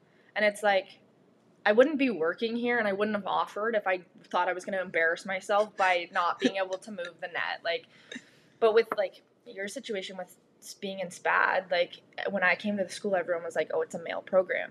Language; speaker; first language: English; native; English